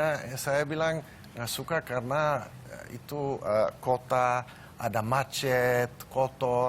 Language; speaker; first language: Indonesian; non-native, learner; Dutch